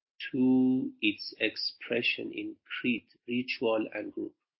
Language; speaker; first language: English; non-native, fluent; Persian